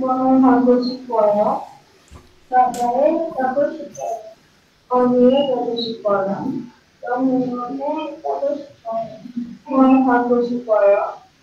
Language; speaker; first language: Korean; non-native, learner; Indonesian